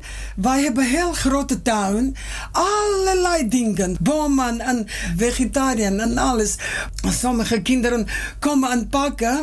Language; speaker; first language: Dutch; non-native, learner; Armenian